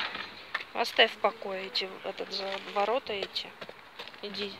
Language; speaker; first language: Russian; native; Russian